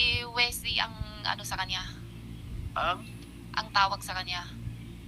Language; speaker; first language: Filipino; non-native, learner; Chinese